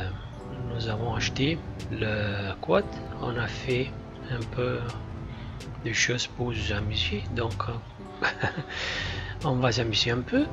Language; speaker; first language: French; non-native, fluent; Italian